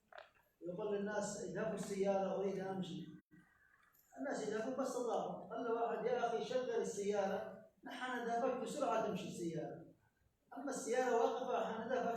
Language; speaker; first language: Arabic; native; Arabic